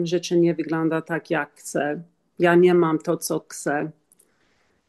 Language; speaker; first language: Polish; non-native, learner; English